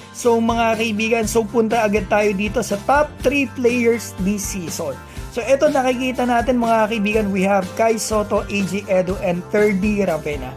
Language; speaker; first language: Filipino; native; Filipino